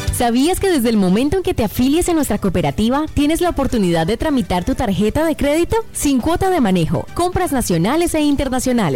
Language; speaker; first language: Spanish; native; Spanish